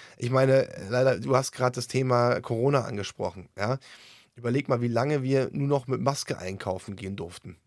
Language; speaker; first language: German; native; German